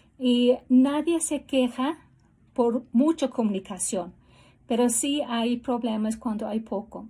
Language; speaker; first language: Spanish; non-native, fluent; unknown